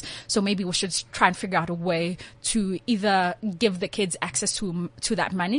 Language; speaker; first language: English; non-native, local second language; Swati